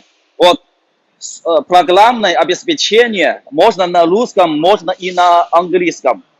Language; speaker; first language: Russian; non-native, fluent; Chinese